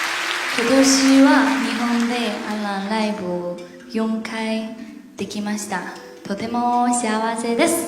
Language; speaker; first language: Japanese; non-native, learner; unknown